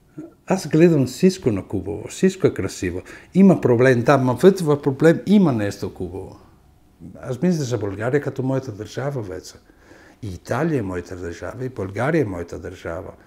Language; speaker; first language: Bulgarian; non-native, fluent; Italian